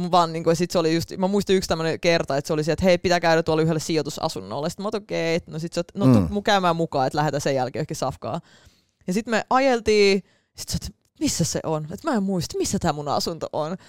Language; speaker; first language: Finnish; early bilingual, other home language; Russian